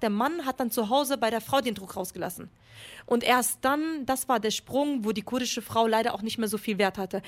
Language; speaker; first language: German; early bilingual, other home language; Kurdish